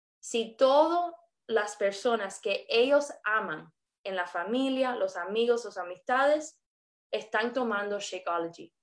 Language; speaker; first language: Spanish; early bilingual, heritage; English